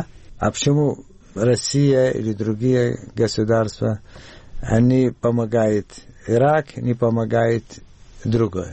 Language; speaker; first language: Russian; non-native, learner; Arabic